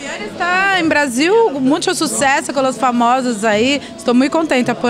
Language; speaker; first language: Spanish; non-native, learner; Portuguese